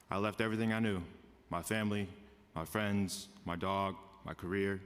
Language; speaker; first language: English; native; English